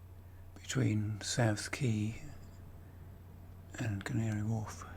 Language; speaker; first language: English; native; English